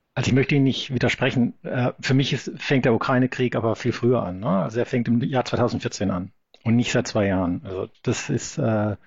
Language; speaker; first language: German; native; German